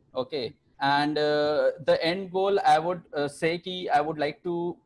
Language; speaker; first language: English; non-native, local second language; Hindi